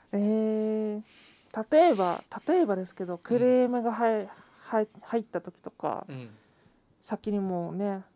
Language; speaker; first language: Japanese; native; Japanese